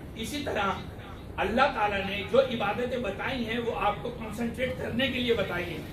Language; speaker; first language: Urdu; native; Urdu